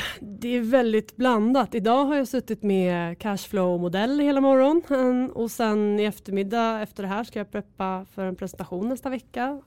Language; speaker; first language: Swedish; native; Swedish